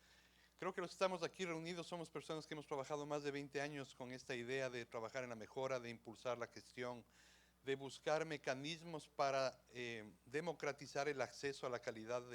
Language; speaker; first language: Spanish; native; Spanish